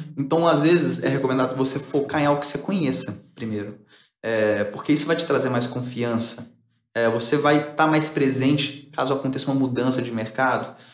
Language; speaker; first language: Portuguese; early bilingual, other home language; Spanish